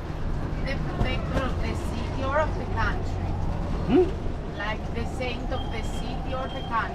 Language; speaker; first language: English; non-native, fluent; Greek